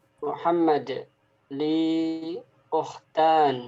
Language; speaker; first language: Arabic; non-native, fluent; Indonesian